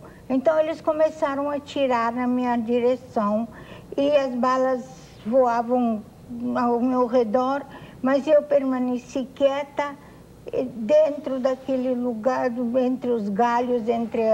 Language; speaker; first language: Portuguese; non-native, fluent; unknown